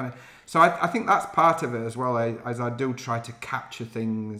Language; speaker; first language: English; native; English